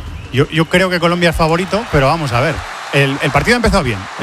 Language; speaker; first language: Spanish; native; Spanish